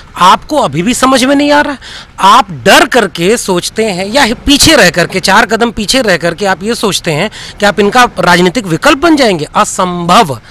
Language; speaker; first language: Hindi; native; Hindi